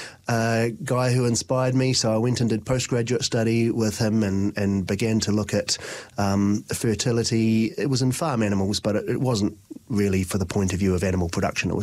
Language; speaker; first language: English; native; English